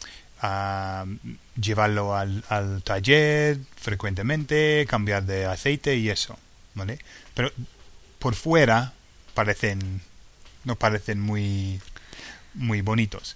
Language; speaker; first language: Spanish; non-native, fluent; English